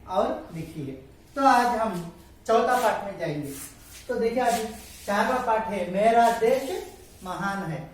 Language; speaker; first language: Hindi; non-native, local second language; Telugu